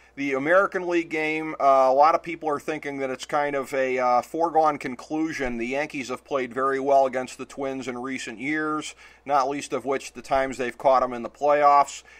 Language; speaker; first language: English; native; English